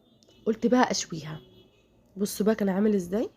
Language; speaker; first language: Arabic; native; Arabic